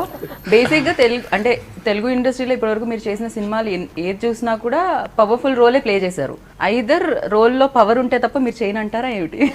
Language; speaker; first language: Telugu; native; Telugu